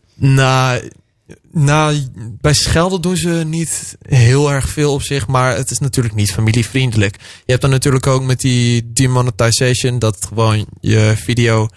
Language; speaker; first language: Dutch; native; Dutch